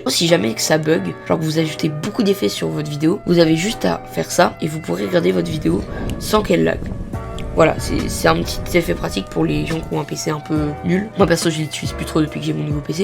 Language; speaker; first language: French; native; French